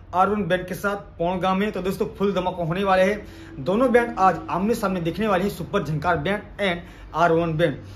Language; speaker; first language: Hindi; non-native, local second language; Gamit